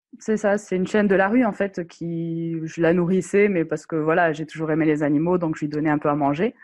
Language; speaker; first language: French; non-native, local second language; Arabic